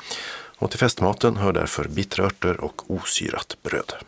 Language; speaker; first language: Swedish; native; Swedish